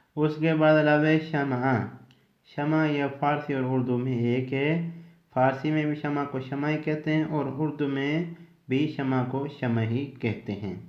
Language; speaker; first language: Urdu; native; Urdu